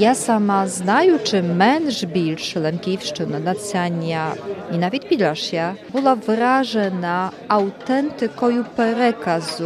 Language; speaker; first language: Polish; non-native, learner; Ukrainian